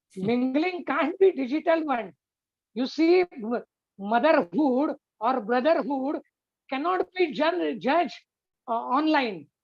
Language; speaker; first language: English; non-native, local second language; Hindi